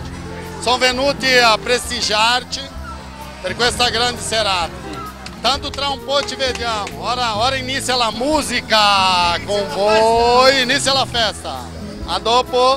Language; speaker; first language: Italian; non-native, fluent; Portuguese